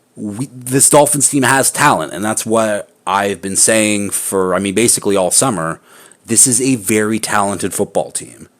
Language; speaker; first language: English; native; English